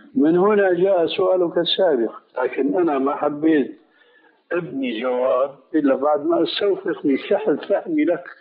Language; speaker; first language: Arabic; early bilingual, other home language; Albanian